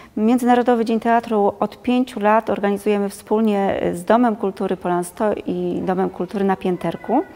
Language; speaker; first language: Polish; native; Polish